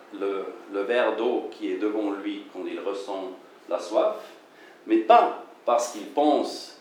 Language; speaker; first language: French; non-native, fluent; German